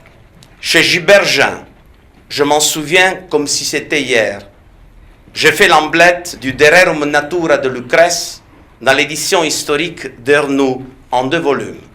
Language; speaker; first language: French; non-native, fluent; Italian